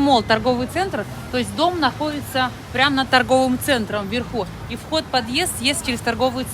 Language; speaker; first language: Russian; native; Russian